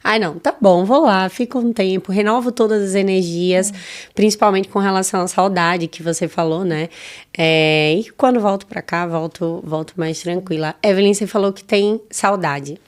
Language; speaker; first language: Portuguese; native; Portuguese